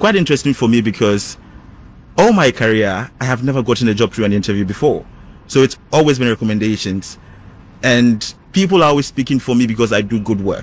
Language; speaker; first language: English; non-native, local second language; Ewe